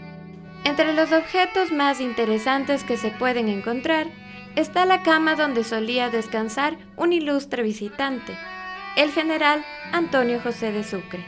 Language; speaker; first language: Spanish; native; Spanish